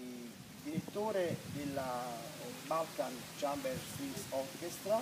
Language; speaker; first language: Italian; native; Italian